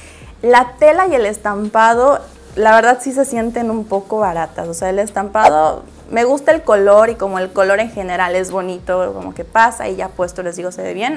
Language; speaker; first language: Spanish; native; Spanish